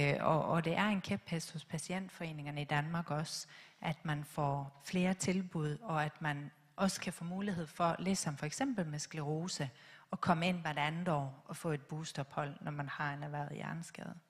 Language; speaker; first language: Danish; native; Danish